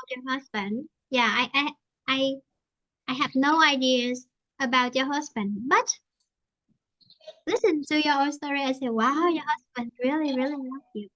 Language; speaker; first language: English; non-native, fluent; Vietnamese